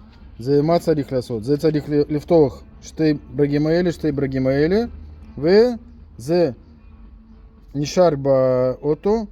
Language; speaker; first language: Hebrew; non-native, learner; Russian